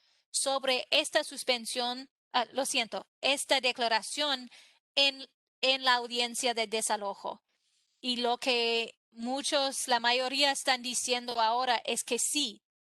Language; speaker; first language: Spanish; non-native, fluent; English